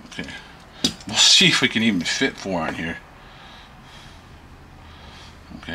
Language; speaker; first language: English; native; English